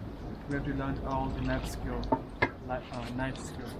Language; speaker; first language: English; non-native, local second language; Nepali